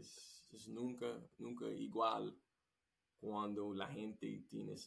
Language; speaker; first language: Spanish; non-native, learner; English